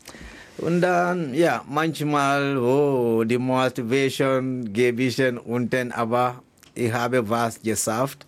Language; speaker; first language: German; non-native, learner; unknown